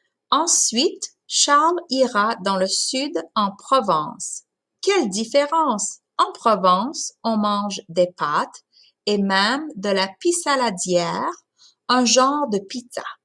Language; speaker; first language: French; non-native, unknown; English